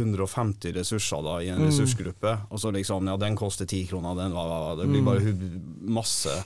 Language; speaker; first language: Norwegian; native; Norwegian